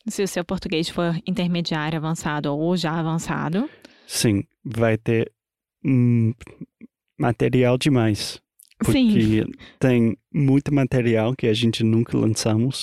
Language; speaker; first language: Portuguese; non-native, fluent; English